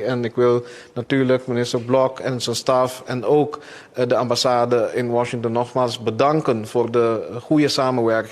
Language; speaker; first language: Dutch; non-native, local second language; Papiamento